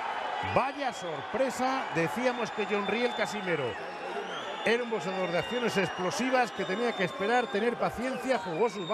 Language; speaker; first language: Spanish; native; Spanish